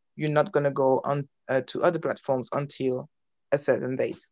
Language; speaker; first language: English; non-native, fluent; French